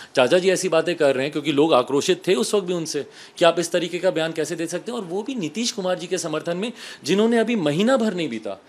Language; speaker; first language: Hindi; native; Hindi